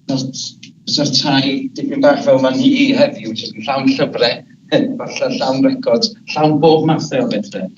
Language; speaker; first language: Welsh; native; Welsh